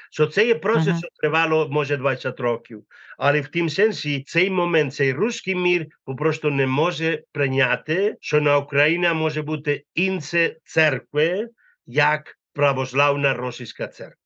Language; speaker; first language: Ukrainian; non-native, learner; Spanish